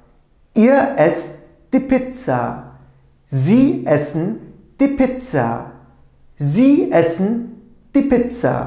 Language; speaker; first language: German; non-native, fluent; Turkish